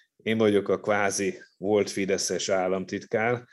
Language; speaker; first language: Hungarian; native; Hungarian